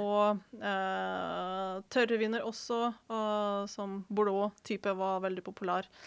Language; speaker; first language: Norwegian; non-native, fluent; Ukrainian